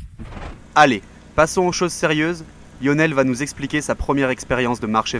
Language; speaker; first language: French; native; French